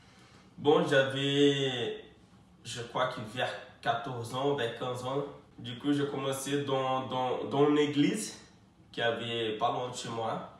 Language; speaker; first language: French; non-native, fluent; Portuguese